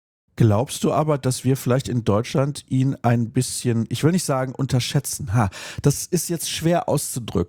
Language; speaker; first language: German; native; German